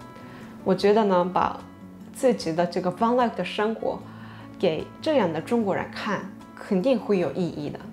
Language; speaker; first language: Chinese; non-native, fluent; Japanese